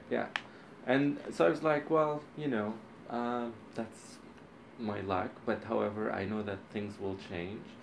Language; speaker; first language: English; non-native, fluent; Arabic